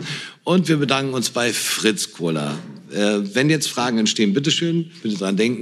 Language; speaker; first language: German; native; German